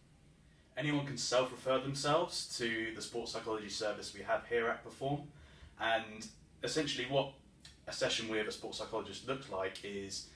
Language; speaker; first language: English; native; English